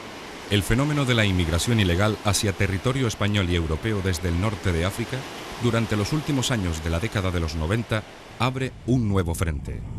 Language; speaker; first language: Spanish; native; Spanish